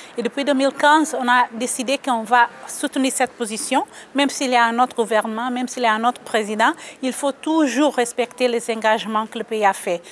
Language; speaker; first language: French; non-native, fluent; Portuguese